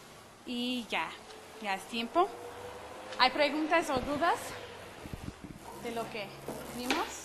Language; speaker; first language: Spanish; non-native, fluent; English